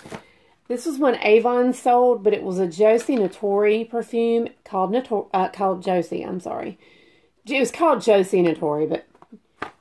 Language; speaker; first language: English; native; English